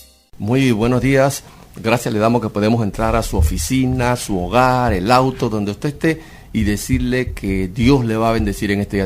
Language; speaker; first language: Spanish; native; Spanish